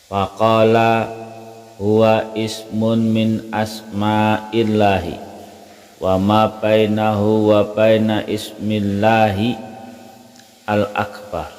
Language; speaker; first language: Arabic; non-native, fluent; Indonesian